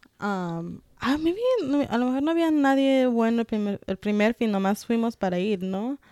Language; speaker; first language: Spanish; early bilingual, heritage; Spanish